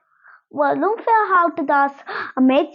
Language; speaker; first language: German; non-native, learner; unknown